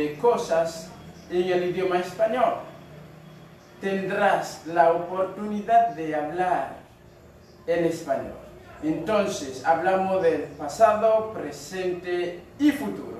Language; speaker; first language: Spanish; non-native, fluent; Haitian Creole